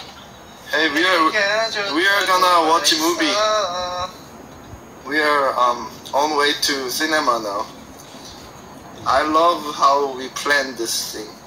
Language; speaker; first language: English; non-native, learner; Korean